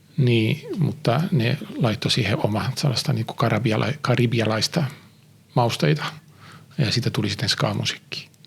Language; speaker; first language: Finnish; early bilingual, heritage; Finnish